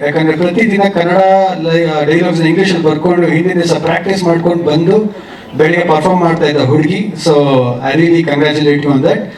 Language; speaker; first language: Kannada; native; Kannada